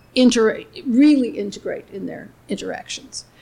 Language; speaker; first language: English; native; English